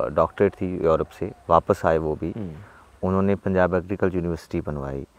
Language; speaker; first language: Hindi; native; Hindi